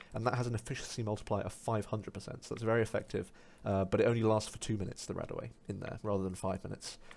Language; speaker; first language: English; native; English